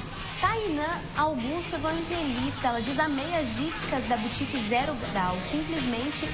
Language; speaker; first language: Portuguese; native; Portuguese